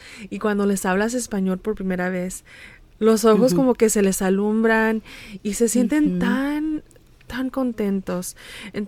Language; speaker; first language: Spanish; early bilingual, heritage; Spanish